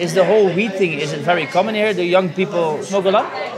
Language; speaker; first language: English; non-native, fluent; Dutch